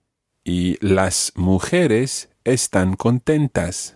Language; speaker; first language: Spanish; non-native, fluent; English